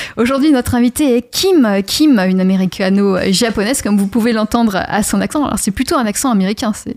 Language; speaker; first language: French; native; French